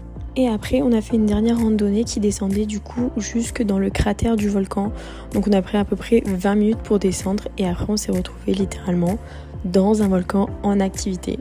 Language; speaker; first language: French; native; French